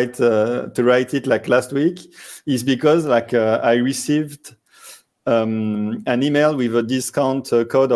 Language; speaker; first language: English; non-native, fluent; French